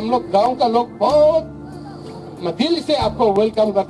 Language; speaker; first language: Hindi; non-native, local second language; Nyishi